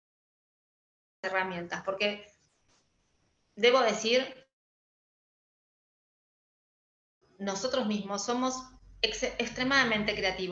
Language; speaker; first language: Spanish; native; Spanish